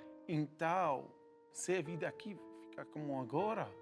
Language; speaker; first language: Portuguese; non-native, learner; Arabic